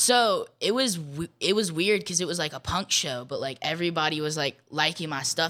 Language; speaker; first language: English; native; English